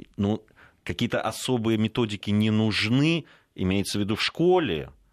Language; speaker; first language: Russian; native; Russian